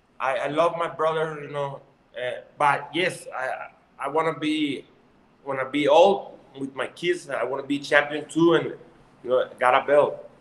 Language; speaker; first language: English; non-native, learner; Spanish